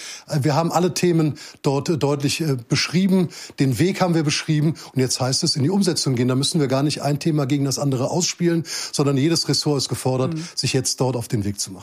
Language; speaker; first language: German; native; German